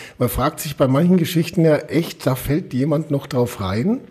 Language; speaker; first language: German; native; German